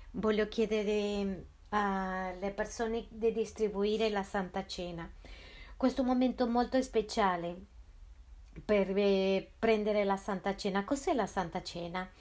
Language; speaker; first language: Italian; non-native, fluent; Spanish